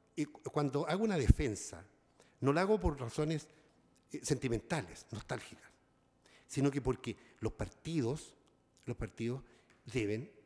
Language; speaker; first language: Spanish; native; Spanish